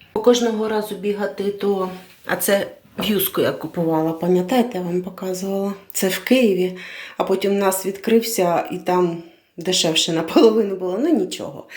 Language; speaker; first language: Ukrainian; non-native, local second language; Russian